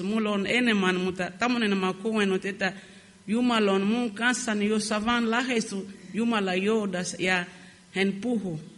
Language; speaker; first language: Finnish; non-native, learner; Lingala